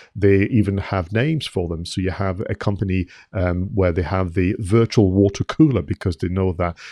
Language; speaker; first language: English; non-native, fluent; French